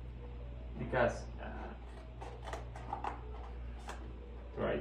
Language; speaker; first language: English; non-native, learner; Spanish